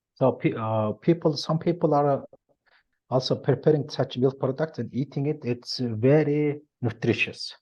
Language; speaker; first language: English; non-native, learner; Mongolian